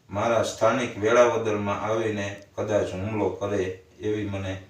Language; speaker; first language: Gujarati; native; Gujarati